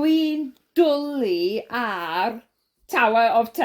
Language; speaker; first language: Welsh; non-native, learner; English